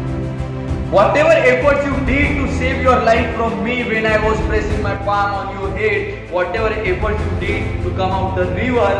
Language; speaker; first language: English; non-native, local second language; Marathi